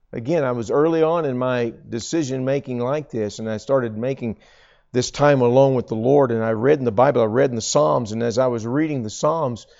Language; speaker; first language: English; native; English